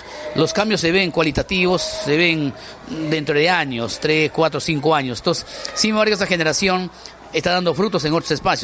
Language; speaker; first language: Spanish; native; Spanish